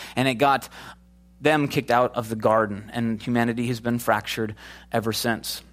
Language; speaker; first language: English; native; English